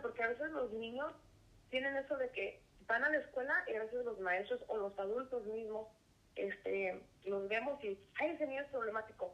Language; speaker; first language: Spanish; early bilingual, heritage; Spanish